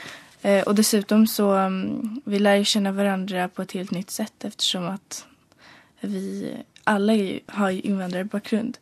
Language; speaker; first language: Swedish; early bilingual, other home language; Polish